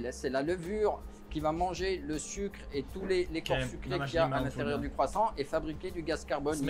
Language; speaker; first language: French; native; French